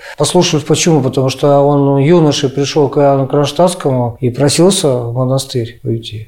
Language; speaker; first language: Russian; native; Russian